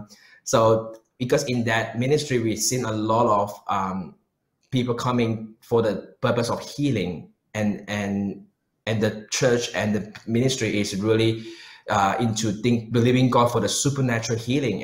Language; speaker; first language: English; non-native, local second language; Chinese